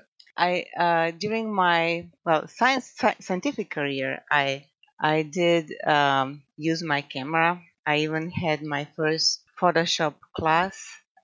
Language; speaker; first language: English; non-native, fluent; Croatian